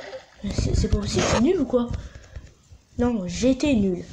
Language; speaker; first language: French; native; French